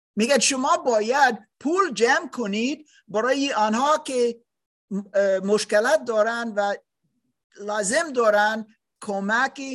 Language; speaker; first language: Persian; non-native, learner; German